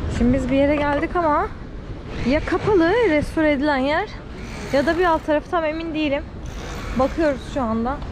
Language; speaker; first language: Turkish; native; Turkish